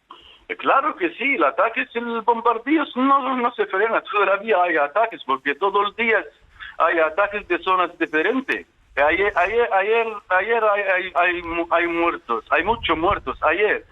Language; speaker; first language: Spanish; non-native, fluent; Arabic